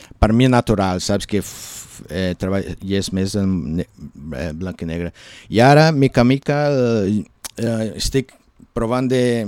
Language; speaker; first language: Catalan; non-native, learner; Portuguese